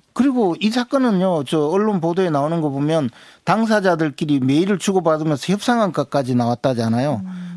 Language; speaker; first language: Korean; native; Korean